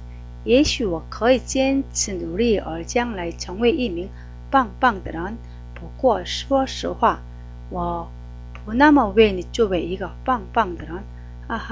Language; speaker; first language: Chinese; non-native, fluent; Korean